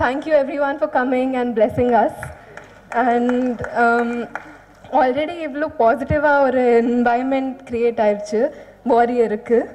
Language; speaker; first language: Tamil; non-native, learner; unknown